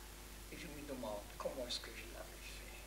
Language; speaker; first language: French; non-native, fluent; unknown